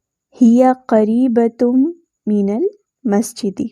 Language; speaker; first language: Arabic; non-native, fluent; Urdu